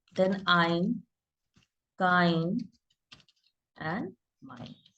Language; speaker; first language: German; non-native, learner; Hindi